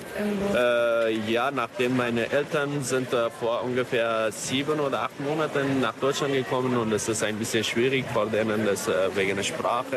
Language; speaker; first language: German; non-native, learner; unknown